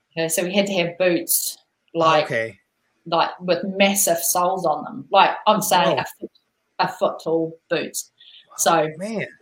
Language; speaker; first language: English; native; English